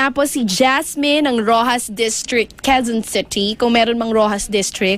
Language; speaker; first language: Filipino; native; Filipino